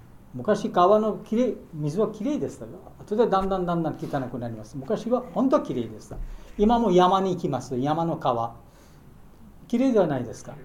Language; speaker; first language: Japanese; non-native, learner; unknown